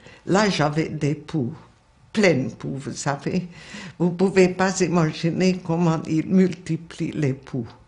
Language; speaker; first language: French; non-native, fluent; Hungarian